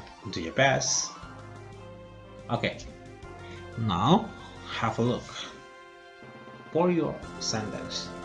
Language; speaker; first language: English; non-native, fluent; Indonesian